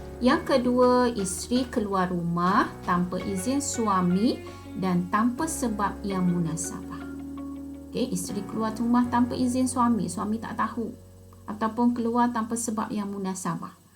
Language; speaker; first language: Malay; native; Malay